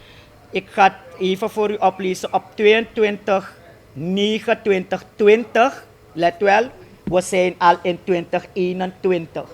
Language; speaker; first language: Dutch; native; Dutch